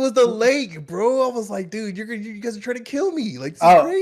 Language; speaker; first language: English; native; English